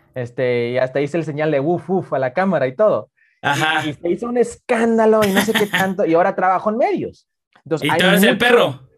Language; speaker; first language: Spanish; early bilingual, heritage; Spanish